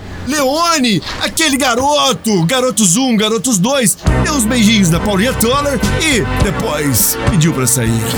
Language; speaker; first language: Portuguese; native; Portuguese